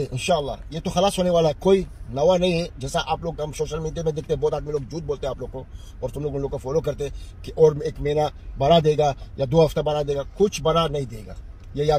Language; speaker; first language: Hindi; non-native, fluent; Bangla